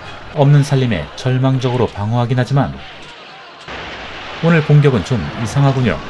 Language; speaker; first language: Korean; native; Korean